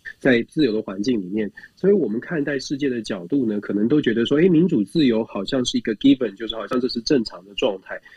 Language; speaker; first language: Chinese; native; Chinese